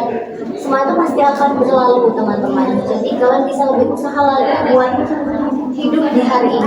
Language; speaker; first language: Indonesian; native; Indonesian